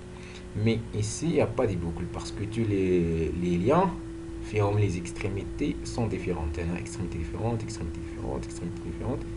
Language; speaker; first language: French; non-native, local second language; Arabic